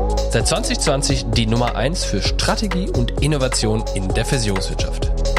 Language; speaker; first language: German; native; German